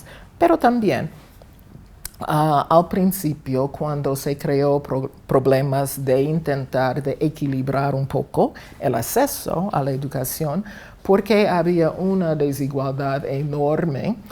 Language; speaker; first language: Spanish; non-native, fluent; English